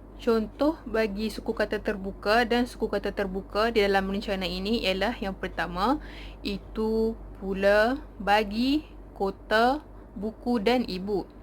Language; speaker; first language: Malay; native; Malay